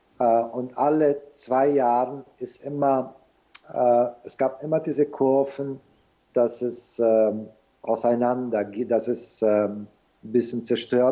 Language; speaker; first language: German; non-native, fluent; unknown